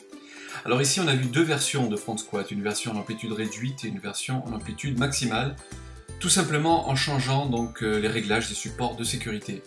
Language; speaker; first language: French; native; French